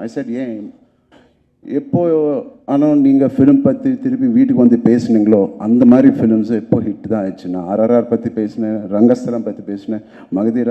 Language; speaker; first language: Tamil; non-native, local second language; Telugu